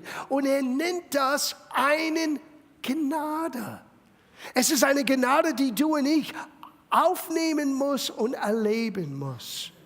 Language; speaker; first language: German; non-native, fluent; English